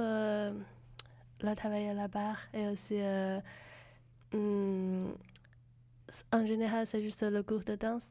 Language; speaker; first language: French; non-native, fluent; Chinese